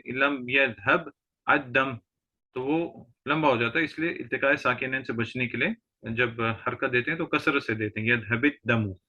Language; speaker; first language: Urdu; native; Urdu